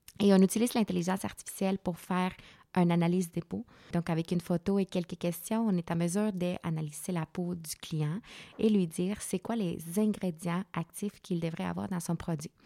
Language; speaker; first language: French; non-native, fluent; Spanish